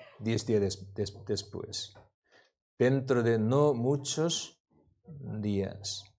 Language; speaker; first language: Spanish; non-native, learner; Korean